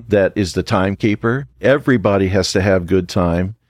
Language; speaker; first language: English; native; English